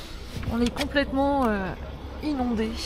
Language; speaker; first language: French; native; French